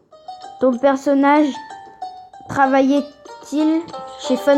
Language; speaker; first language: French; native; French